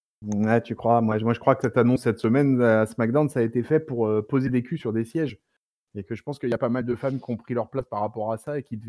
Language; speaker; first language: French; native; French